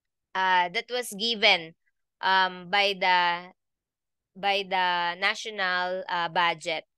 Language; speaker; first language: English; non-native, local second language; Filipino